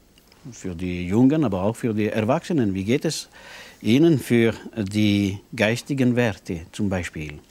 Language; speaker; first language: German; non-native, local second language; French